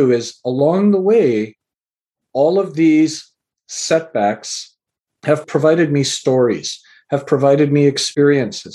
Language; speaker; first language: English; native; English